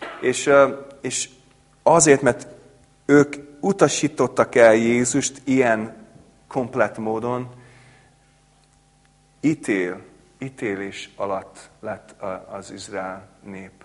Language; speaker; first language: Hungarian; non-native, fluent; English